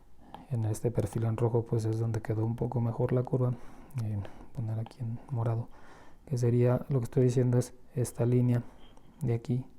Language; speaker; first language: Spanish; native; Spanish